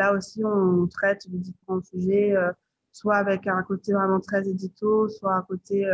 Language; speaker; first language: French; native; French